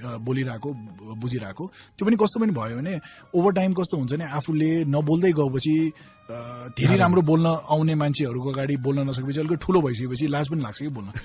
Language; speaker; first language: Nepali; early bilingual, heritage; Nepali